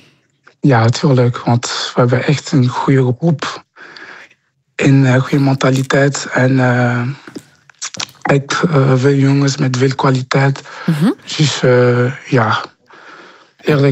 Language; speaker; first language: Dutch; non-native, local second language; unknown